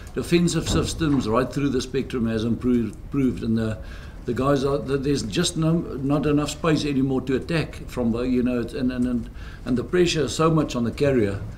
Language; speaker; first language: English; non-native, local second language; Afrikaans